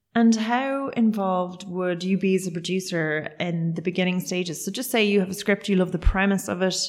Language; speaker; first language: English; native; English